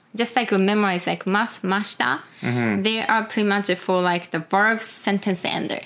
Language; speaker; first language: English; non-native, fluent; Japanese